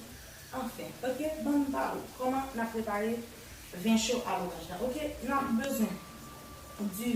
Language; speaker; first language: French; non-native, learner; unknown